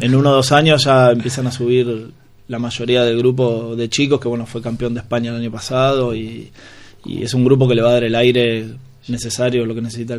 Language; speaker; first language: Spanish; native; Spanish